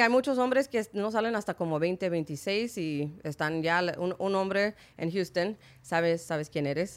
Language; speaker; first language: Spanish; early bilingual, heritage; Spanish